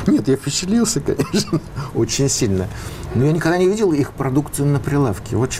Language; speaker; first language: Russian; native; Russian